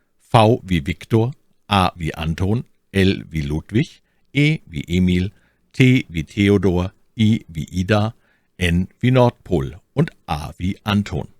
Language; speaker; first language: German; native; German